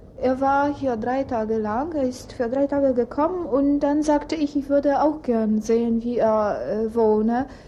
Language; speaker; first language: German; non-native, fluent; Polish